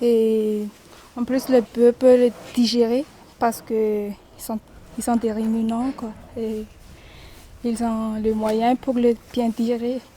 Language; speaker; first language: French; non-native, local second language; Malagasy